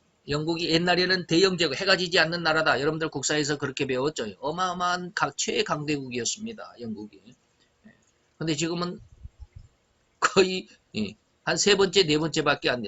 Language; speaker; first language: Korean; native; Korean